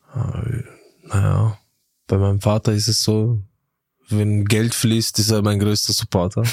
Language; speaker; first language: German; early bilingual, other home language; Turkish